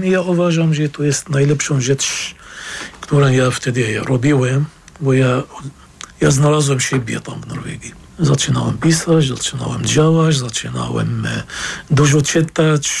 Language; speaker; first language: Polish; non-native, fluent; Arabic